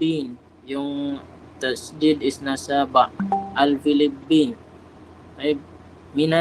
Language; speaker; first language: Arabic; non-native, fluent; Filipino